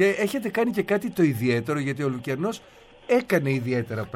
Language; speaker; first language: Greek; native; Greek